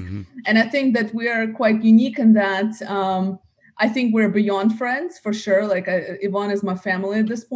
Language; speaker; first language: English; native; English